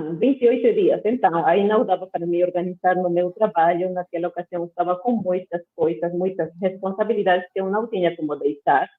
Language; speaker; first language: Portuguese; non-native, fluent; Spanish